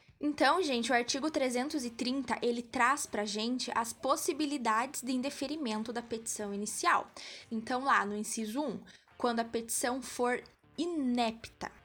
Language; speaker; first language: Portuguese; native; Portuguese